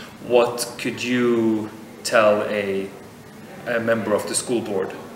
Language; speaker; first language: English; non-native, fluent; Swedish